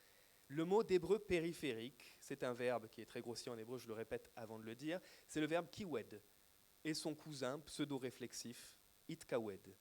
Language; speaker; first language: French; native; French